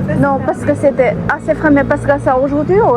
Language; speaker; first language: French; non-native, learner; Chinese